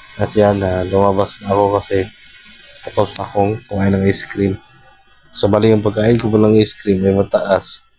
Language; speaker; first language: Filipino; non-native, local second language; Cebuano